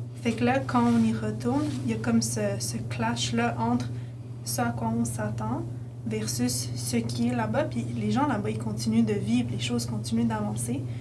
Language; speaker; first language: French; early bilingual, other home language; Romanian